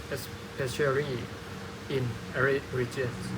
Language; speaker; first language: English; non-native, learner; Thai